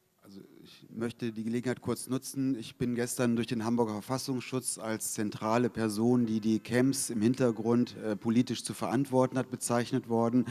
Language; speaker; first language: German; native; German